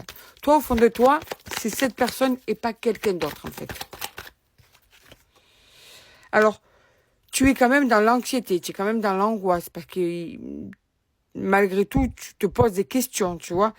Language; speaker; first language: French; native; French